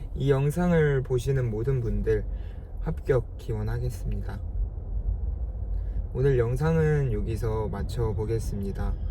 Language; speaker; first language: Korean; native; Korean